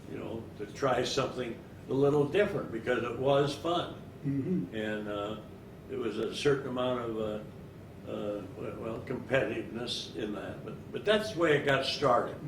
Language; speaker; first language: English; native; English